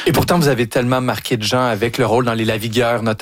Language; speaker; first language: French; native; French